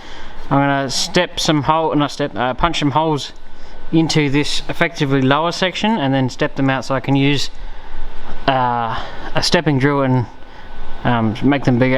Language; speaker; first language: English; native; English